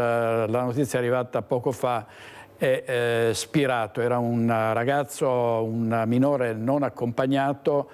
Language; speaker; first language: Italian; native; Italian